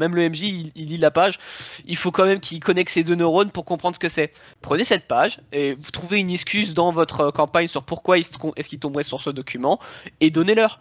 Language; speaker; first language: French; native; French